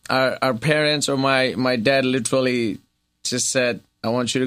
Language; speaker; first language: English; non-native, local second language; Gujarati